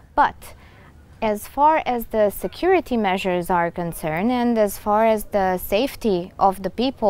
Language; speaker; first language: English; non-native, fluent; Romanian